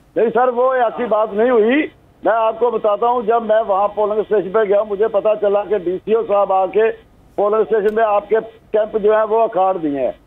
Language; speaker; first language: Urdu; non-native, local second language; Punjabi